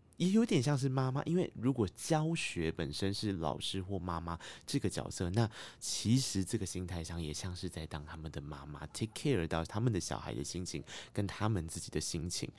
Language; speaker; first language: Chinese; native; Chinese